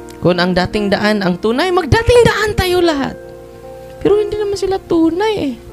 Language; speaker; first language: Filipino; non-native, local second language; Cebuano